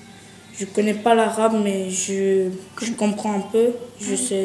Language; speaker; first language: French; early bilingual, other home language; Chechen